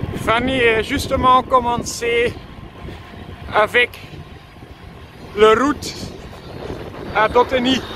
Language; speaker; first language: French; non-native, local second language; Dutch